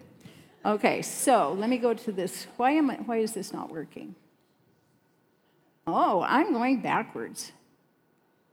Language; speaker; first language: English; native; English